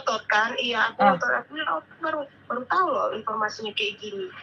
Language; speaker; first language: Indonesian; native; Indonesian